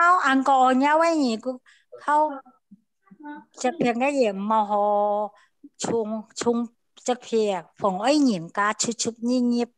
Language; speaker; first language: Chinese; non-native, learner; Indonesian